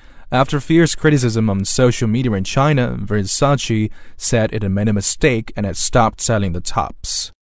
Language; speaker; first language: English; non-native, fluent; Chinese